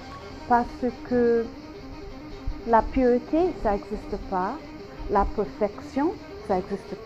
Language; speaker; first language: French; non-native, fluent; English